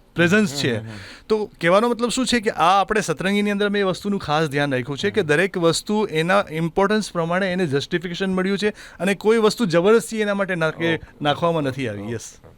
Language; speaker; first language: Gujarati; native; Gujarati